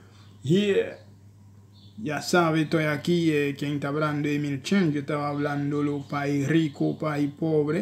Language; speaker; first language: Spanish; non-native, learner; Haitian Creole